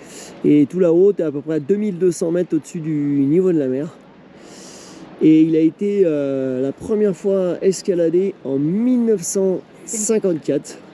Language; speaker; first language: French; native; French